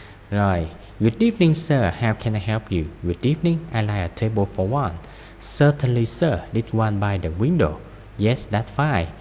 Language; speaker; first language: English; non-native, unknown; Vietnamese